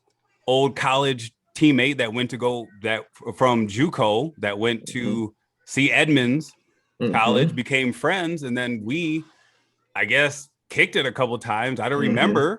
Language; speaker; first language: English; native; English